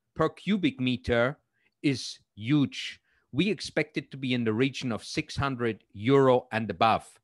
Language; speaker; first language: English; non-native, fluent; German